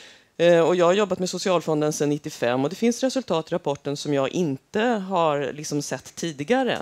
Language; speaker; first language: Swedish; native; Swedish